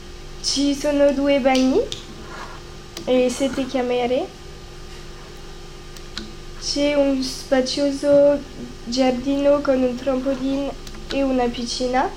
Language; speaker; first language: Italian; non-native, learner; French